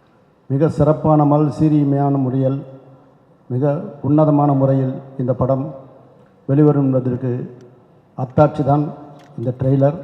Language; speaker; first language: Tamil; native; Tamil